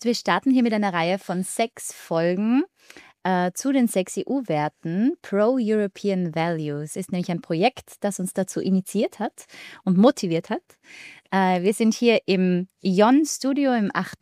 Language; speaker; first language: German; native; German